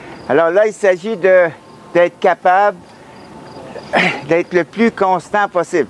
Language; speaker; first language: French; native; French